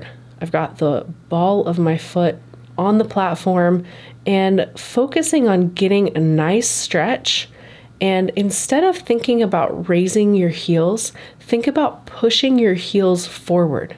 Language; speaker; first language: English; native; English